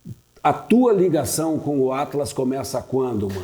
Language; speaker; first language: Portuguese; native; Portuguese